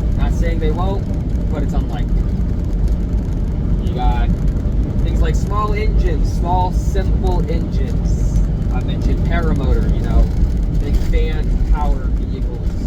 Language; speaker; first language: English; native; English